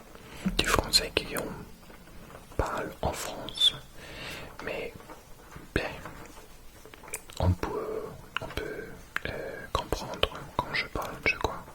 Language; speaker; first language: French; non-native, learner; English